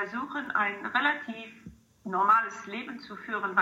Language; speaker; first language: German; non-native, local second language; Luxembourgish